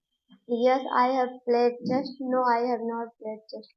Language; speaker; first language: English; non-native, learner; Hindi